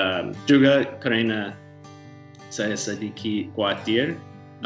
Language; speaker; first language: Indonesian; non-native, learner; English